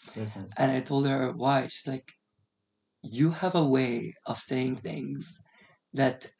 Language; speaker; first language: English; non-native, fluent; Arabic